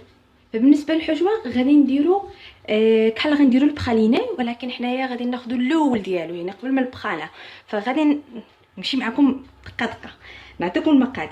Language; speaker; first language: Arabic; native; Arabic